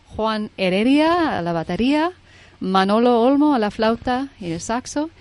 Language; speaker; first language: Spanish; non-native, fluent; English